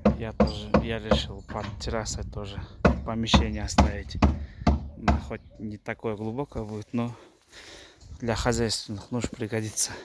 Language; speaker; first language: Russian; non-native, local second language; Kyrgyz